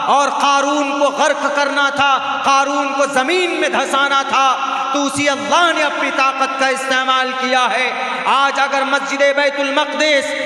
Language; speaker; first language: Hindi; native; Hindi